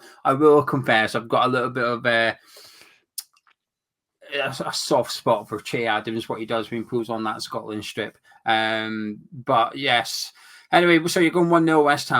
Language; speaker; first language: English; native; English